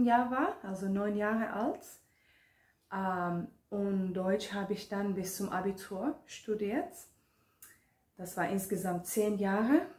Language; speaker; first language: German; non-native, fluent; Finnish